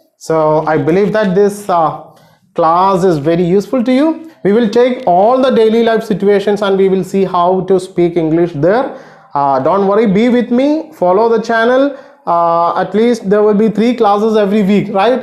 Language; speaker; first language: English; non-native, local second language; Malayalam